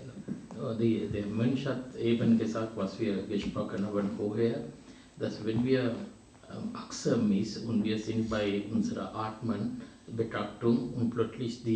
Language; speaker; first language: German; non-native, fluent; Sinhala